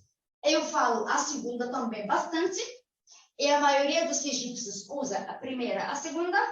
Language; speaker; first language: Portuguese; non-native, fluent; Arabic